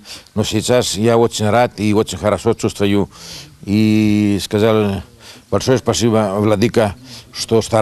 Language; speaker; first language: Russian; non-native, learner; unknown